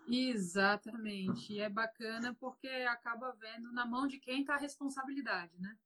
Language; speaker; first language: Portuguese; native; Portuguese